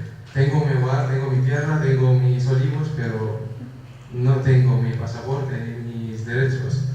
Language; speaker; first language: Spanish; non-native, fluent; Kurdish